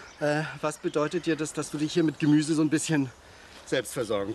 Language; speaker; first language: German; native; German